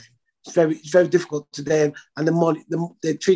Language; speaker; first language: English; native; English